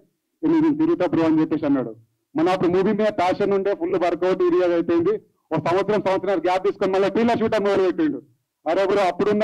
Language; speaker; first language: Telugu; native; Telugu